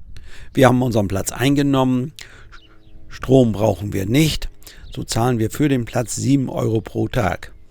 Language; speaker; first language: German; native; German